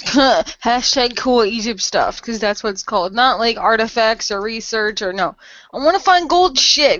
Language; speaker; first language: English; native; English